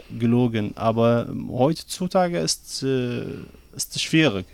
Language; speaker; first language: German; non-native, learner; Arabic